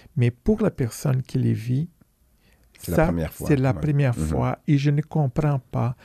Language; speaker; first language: French; non-native, fluent; Portuguese